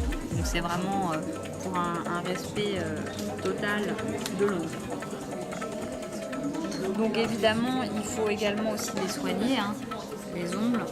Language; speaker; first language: French; native; French